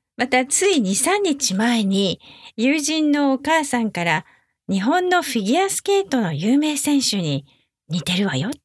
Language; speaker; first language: Japanese; native; Japanese